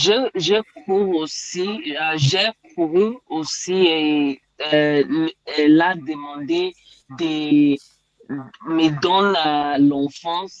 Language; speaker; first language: French; non-native, learner; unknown